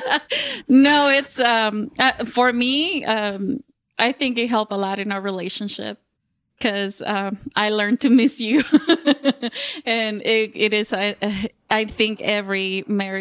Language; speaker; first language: English; non-native, fluent; Spanish